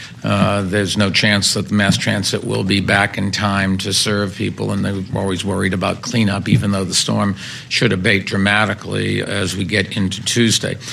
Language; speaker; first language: English; native; English